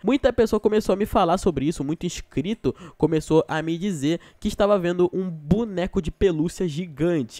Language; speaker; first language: Portuguese; native; Portuguese